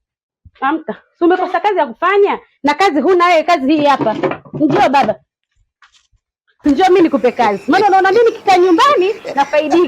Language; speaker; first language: Swahili; native; Swahili